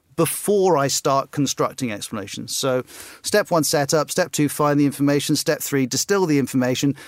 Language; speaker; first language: English; native; English